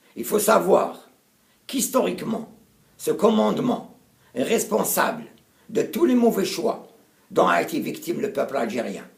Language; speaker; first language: French; non-native, local second language; Arabic